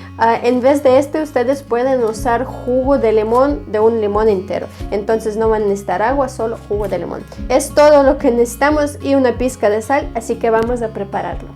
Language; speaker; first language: Spanish; non-native, fluent; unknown